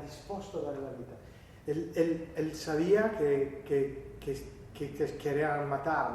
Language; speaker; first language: Spanish; non-native, learner; Italian